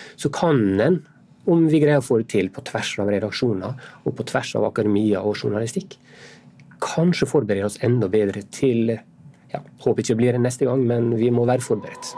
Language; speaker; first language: Norwegian; native; Norwegian